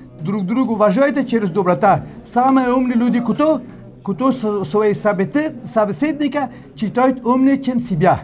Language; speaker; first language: Russian; non-native, learner; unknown